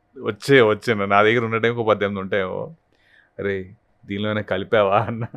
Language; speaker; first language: Telugu; native; Telugu